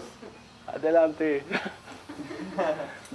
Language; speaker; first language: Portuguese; non-native, learner; French